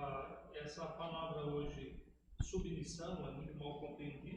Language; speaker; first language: Portuguese; native; Portuguese